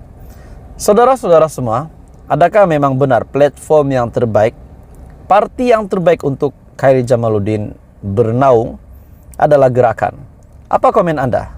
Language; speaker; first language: Malay; native; Malay